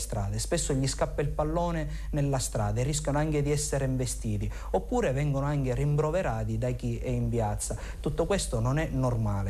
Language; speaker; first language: Italian; native; Italian